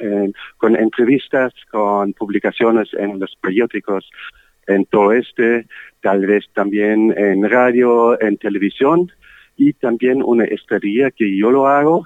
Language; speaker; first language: Spanish; non-native, learner; German